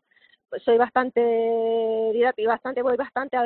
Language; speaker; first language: Spanish; native; Spanish